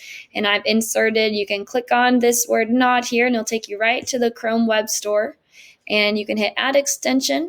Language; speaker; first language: English; native; English